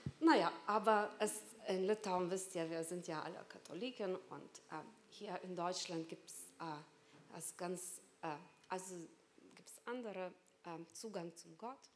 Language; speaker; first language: German; non-native, fluent; Lithuanian